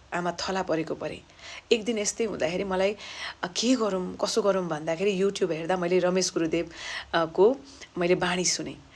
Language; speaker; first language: Nepali; native; Nepali